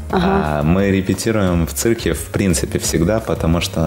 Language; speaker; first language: Russian; native; Russian